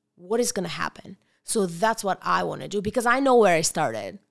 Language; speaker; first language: English; non-native, fluent; Bulgarian